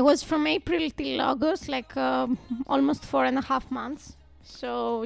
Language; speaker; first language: English; non-native, fluent; Greek